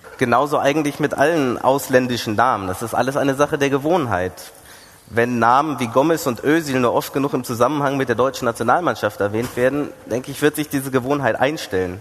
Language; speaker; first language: German; early bilingual, other home language; Greek